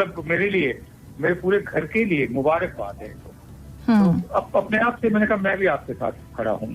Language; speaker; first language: Hindi; native; Hindi